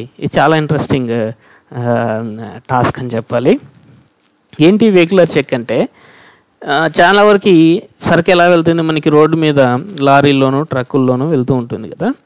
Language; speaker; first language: Telugu; native; Telugu